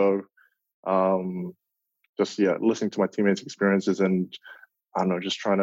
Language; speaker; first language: English; native; English